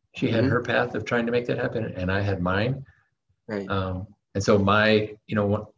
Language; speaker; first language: English; native; English